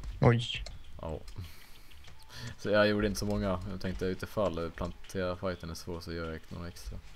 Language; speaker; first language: Swedish; native; Swedish